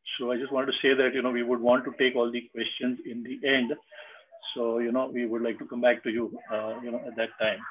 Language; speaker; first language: English; non-native, local second language; Marathi